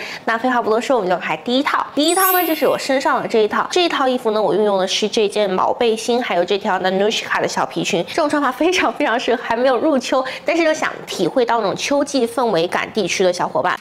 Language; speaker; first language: Chinese; native; Chinese